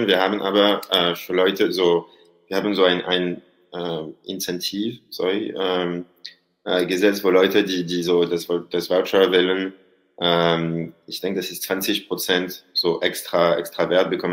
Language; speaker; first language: German; non-native, learner; French